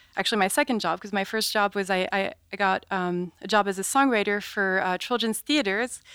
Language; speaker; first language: English; non-native, fluent; French